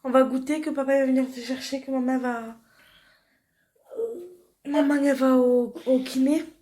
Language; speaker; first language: French; native; French